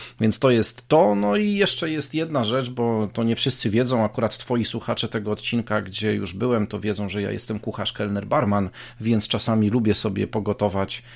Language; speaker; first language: Polish; native; Polish